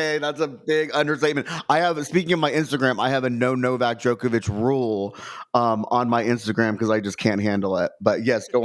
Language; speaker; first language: English; native; English